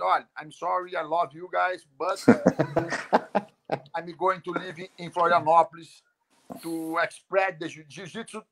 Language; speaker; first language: English; non-native, learner; Portuguese